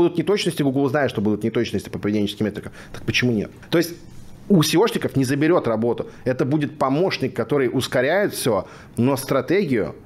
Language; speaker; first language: Russian; native; Russian